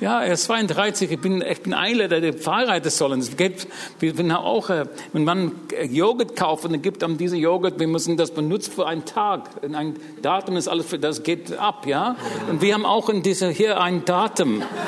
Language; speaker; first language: German; non-native, learner; English